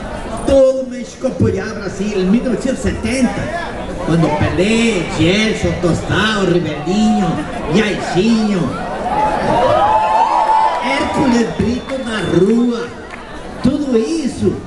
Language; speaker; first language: Portuguese; non-native, learner; Spanish